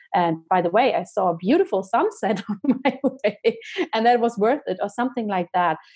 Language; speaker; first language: English; non-native, fluent; German